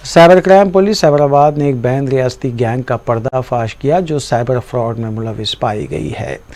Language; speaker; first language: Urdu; native; Urdu